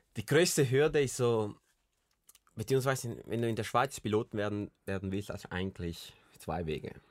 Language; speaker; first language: German; early bilingual, other home language; Spanish